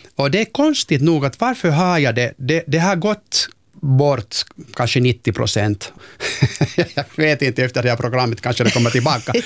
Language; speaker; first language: Swedish; non-native, local second language; Finnish